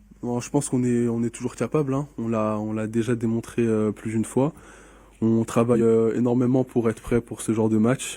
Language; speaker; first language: French; native; French